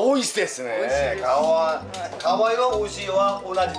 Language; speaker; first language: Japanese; non-native, learner; Korean